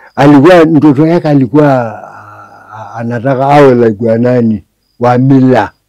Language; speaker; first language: Swahili; non-native, local second language; Masai